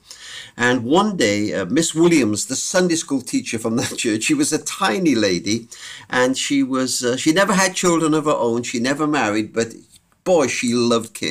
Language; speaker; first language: English; native; English